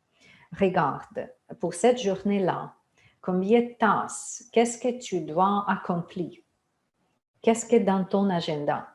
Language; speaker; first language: French; non-native, fluent; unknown